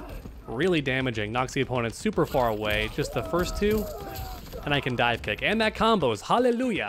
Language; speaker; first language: English; native; English